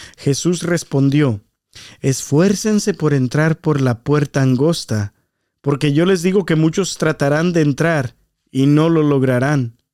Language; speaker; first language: Spanish; early bilingual, heritage; Spanish